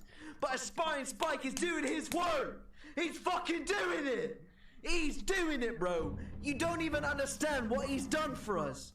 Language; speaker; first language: English; native; English